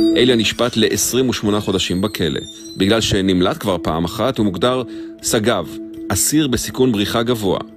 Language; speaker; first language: Hebrew; native; Hebrew